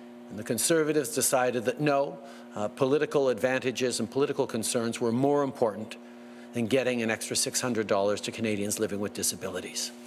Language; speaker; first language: English; early bilingual, other home language; French